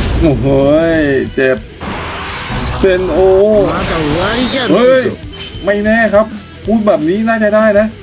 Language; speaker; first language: Thai; native; Thai